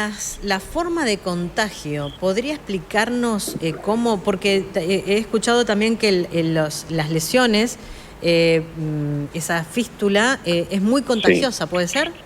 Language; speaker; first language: Spanish; native; Spanish